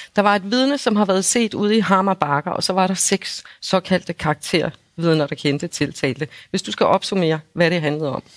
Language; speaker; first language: Danish; native; Danish